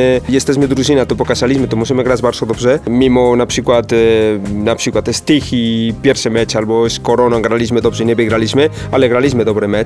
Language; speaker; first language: Polish; non-native, fluent; Spanish